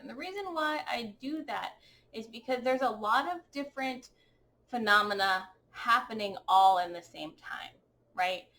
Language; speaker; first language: English; native; English